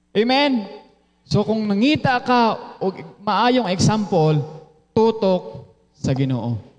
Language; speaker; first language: Cebuano; non-native, local second language; Filipino